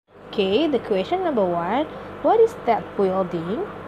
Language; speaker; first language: English; non-native, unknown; Indonesian